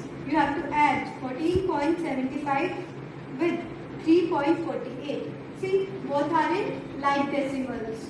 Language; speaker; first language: English; non-native, local second language; Hindi